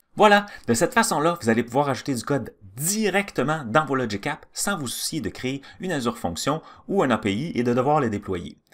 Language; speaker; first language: French; native; French